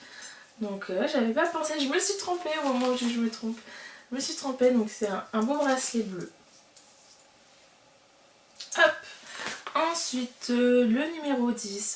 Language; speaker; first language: French; native; French